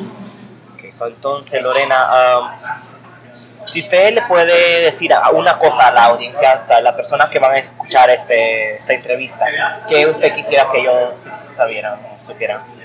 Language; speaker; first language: Spanish; early bilingual, heritage; English